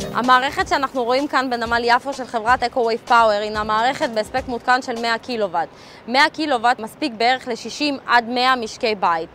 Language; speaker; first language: Hebrew; early bilingual, other home language; Russian